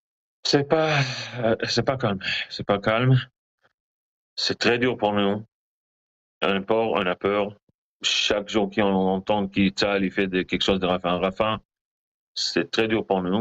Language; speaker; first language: French; non-native, learner; Hebrew